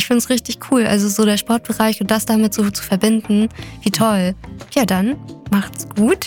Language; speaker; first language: German; native; German